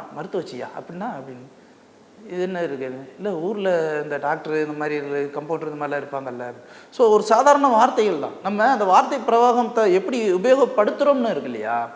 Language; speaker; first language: Tamil; native; Tamil